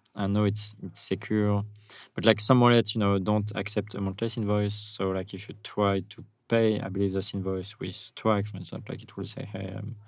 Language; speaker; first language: English; non-native, fluent; French